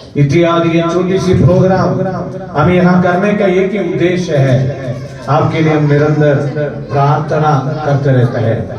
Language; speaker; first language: Hindi; non-native, local second language; Malayalam